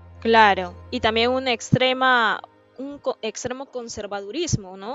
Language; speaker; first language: Spanish; native; Spanish